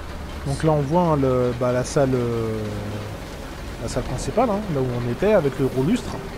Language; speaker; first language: French; native; French